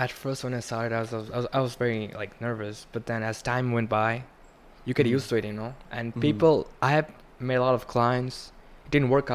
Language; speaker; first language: English; non-native, local second language; Bangla